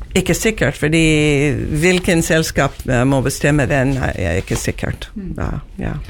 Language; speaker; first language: Norwegian; non-native, learner; English